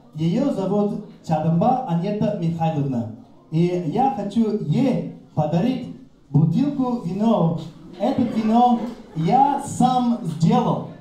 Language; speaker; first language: Russian; non-native, fluent; English